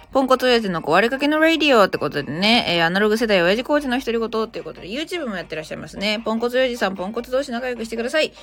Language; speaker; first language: Japanese; native; Japanese